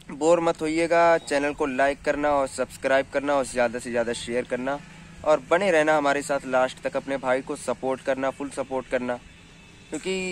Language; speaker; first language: Hindi; native; Hindi